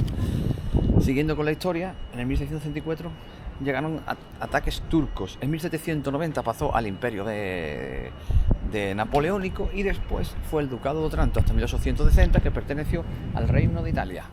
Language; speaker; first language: Spanish; native; Spanish